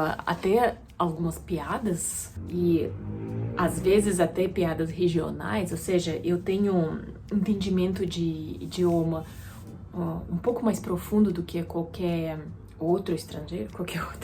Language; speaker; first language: Portuguese; non-native, fluent; Russian